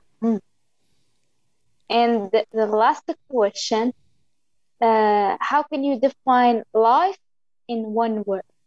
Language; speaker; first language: English; non-native, local second language; Arabic